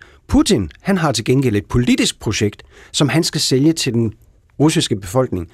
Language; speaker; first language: Danish; native; Danish